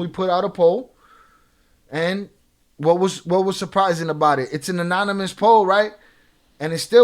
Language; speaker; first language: English; native; English